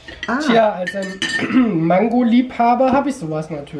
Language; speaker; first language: German; native; German